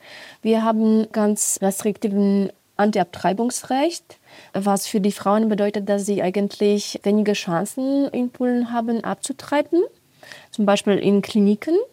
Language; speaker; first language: German; non-native, fluent; Polish